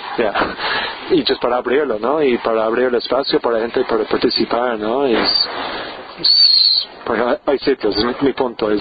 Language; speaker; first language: Spanish; non-native, learner; English